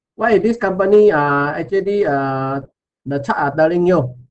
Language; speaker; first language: English; non-native, local second language; Chinese